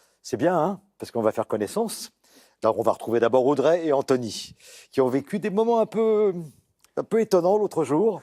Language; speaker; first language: French; native; French